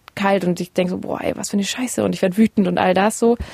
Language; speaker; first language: German; native; German